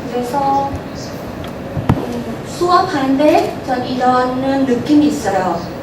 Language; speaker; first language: Korean; non-native, learner; Vietnamese